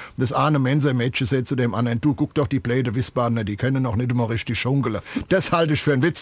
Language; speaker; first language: German; native; German